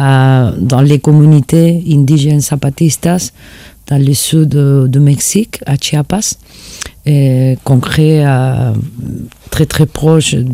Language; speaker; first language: French; non-native, fluent; Spanish